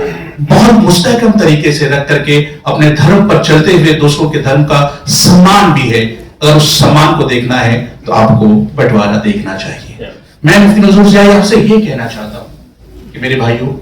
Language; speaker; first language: Hindi; native; Hindi